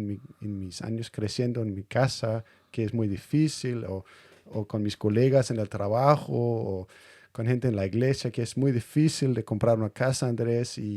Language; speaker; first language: Spanish; non-native, fluent; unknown